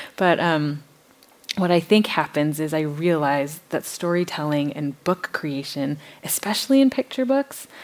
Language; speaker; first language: English; native; English